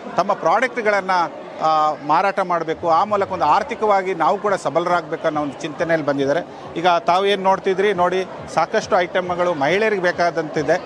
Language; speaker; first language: Kannada; non-native, local second language; Kodava